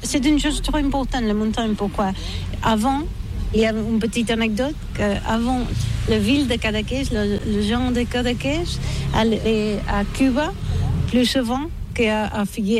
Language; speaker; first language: French; non-native, learner; Catalan